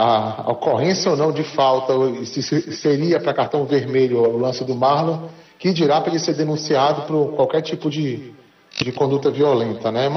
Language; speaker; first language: Portuguese; native; Portuguese